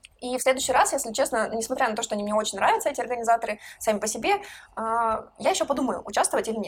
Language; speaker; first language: Russian; native; Russian